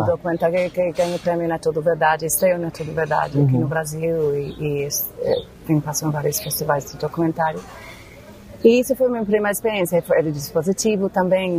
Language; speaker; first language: Portuguese; non-native, fluent; English